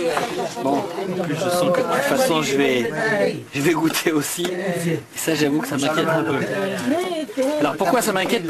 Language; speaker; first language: French; native; French